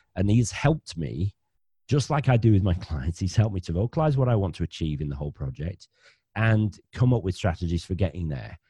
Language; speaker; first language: English; native; English